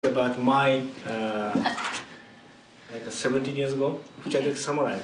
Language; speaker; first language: English; non-native, fluent; Japanese